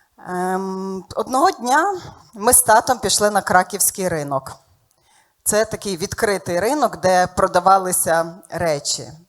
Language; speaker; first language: Ukrainian; native; Ukrainian